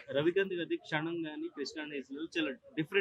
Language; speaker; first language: Telugu; native; Telugu